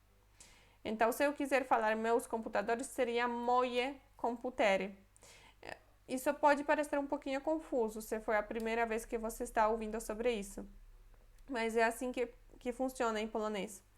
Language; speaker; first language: Portuguese; non-native, fluent; Polish